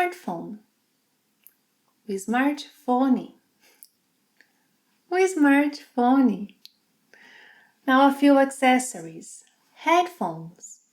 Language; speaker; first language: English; non-native, fluent; Portuguese